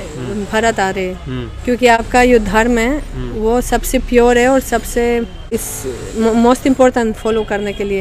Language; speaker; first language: Hindi; non-native, fluent; Spanish